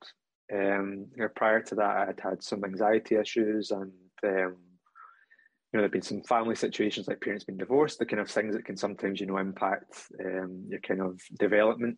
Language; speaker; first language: English; native; English